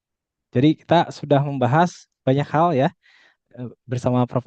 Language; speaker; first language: Indonesian; native; Indonesian